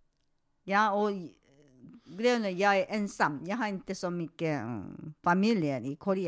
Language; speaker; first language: Swedish; non-native, fluent; Korean